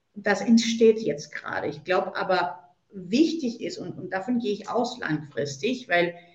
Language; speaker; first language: German; non-native, fluent; Spanish